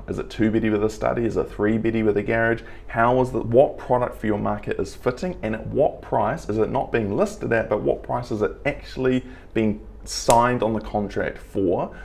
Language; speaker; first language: English; native; English